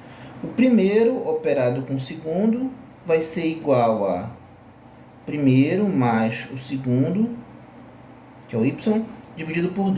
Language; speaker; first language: Portuguese; native; Portuguese